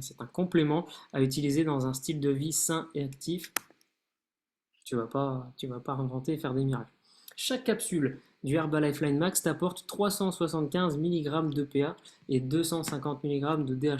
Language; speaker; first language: French; native; French